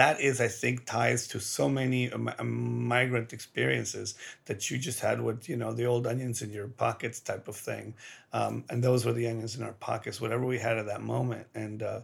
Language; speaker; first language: English; early bilingual, other home language; Spanish